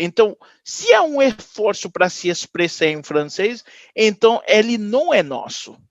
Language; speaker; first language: Portuguese; non-native, fluent; Haitian Creole